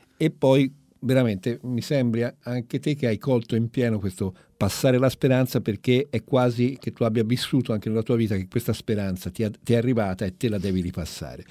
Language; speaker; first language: Italian; native; Italian